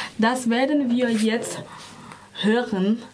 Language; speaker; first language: German; non-native, fluent; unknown